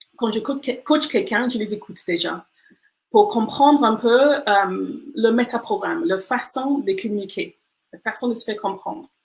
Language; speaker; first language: French; non-native, fluent; English